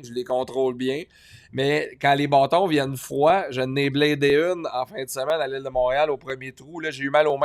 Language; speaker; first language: French; native; French